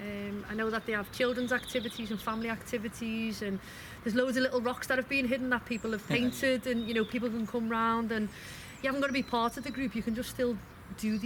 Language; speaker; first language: English; native; English